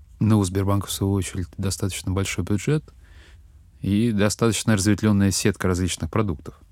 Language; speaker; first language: Russian; native; Russian